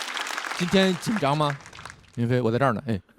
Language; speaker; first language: Chinese; native; Chinese